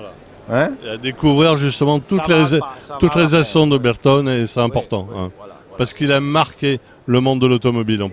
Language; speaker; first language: French; native; French